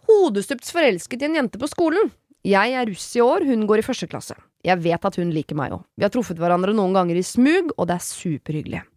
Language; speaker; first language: Norwegian; native; Norwegian